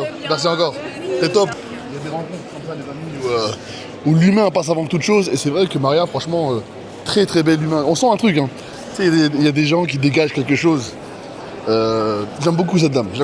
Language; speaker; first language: French; native; French